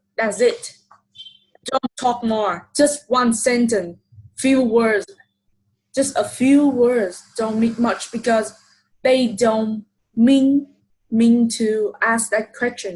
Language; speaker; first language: English; non-native, fluent; Vietnamese